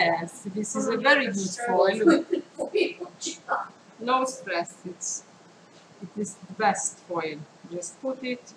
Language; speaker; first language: English; non-native, fluent; Hungarian